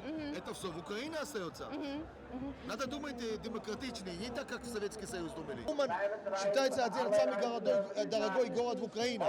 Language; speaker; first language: Russian; non-native, learner; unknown